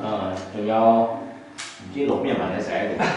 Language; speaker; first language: Cantonese; native; Cantonese